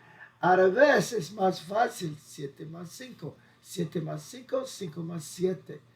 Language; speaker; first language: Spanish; non-native, fluent; English